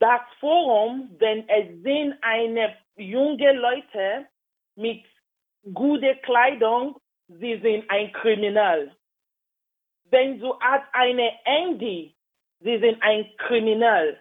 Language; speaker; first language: German; non-native, learner; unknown